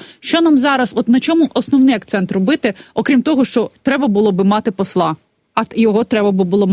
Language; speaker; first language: Ukrainian; native; Ukrainian